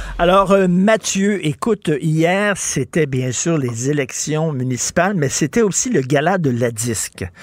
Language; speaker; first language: French; native; French